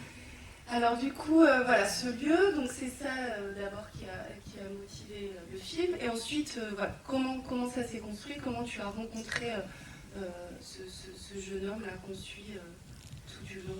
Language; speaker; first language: French; native; French